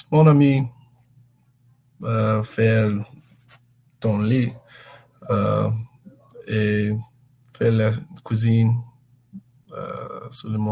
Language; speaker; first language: French; non-native, learner; English